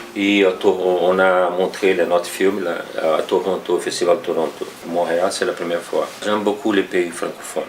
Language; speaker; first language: French; non-native, fluent; Portuguese